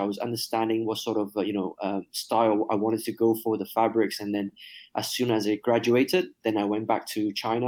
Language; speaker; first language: English; non-native, local second language; Cantonese